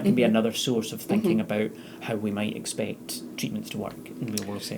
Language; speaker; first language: English; native; English